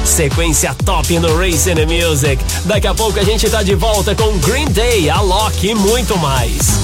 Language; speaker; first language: Portuguese; native; Portuguese